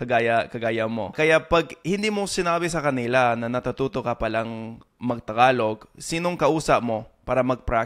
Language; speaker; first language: Filipino; non-native, fluent; English